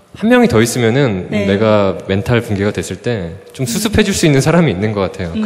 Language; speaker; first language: Korean; native; Korean